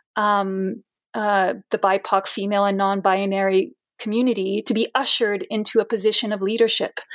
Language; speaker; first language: English; non-native, fluent; Portuguese